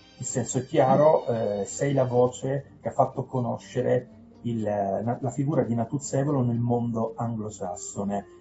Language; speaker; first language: Italian; native; Italian